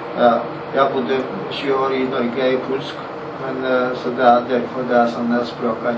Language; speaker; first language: Norwegian; non-native, learner; Polish